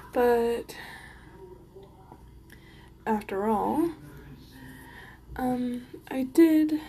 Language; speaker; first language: English; native; English